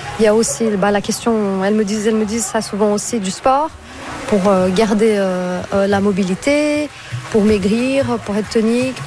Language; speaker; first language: French; non-native, fluent; Portuguese